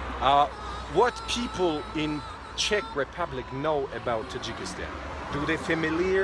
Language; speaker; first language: English; non-native, learner; Tajik